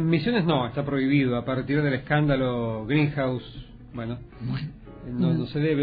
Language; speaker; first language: Spanish; native; Spanish